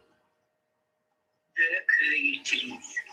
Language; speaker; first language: French; non-native, learner; Turkish